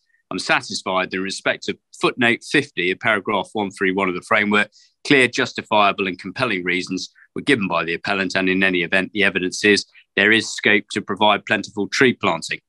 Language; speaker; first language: English; native; English